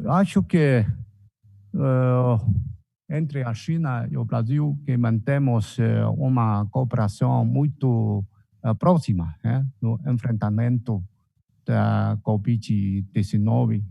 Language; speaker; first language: Portuguese; non-native, fluent; Chinese